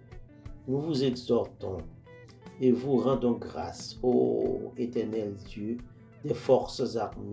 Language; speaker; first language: French; non-native, local second language; Haitian Creole